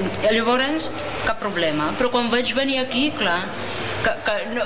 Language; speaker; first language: Catalan; non-native, fluent; Filipino